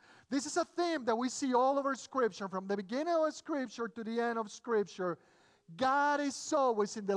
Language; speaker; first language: English; non-native, fluent; Spanish